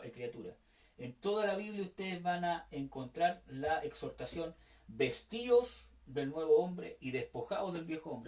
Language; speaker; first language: Spanish; native; Spanish